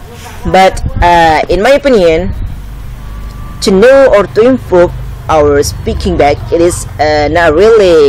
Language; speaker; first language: English; non-native, learner; Indonesian